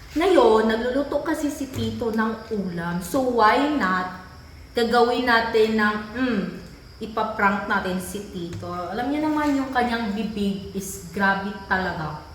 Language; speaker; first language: Filipino; non-native, local second language; Cebuano